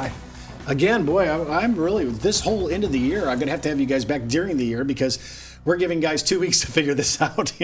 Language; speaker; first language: English; native; English